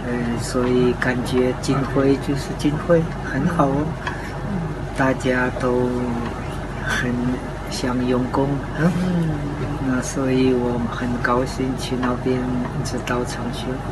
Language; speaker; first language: Chinese; non-native, fluent; Czech